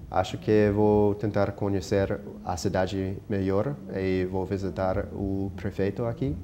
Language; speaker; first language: Portuguese; non-native, fluent; English